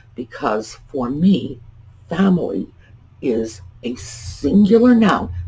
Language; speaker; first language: English; native; English